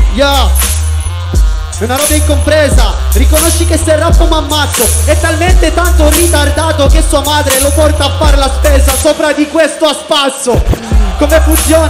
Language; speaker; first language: Italian; native; Italian